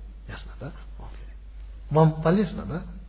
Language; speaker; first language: Russian; non-native, learner; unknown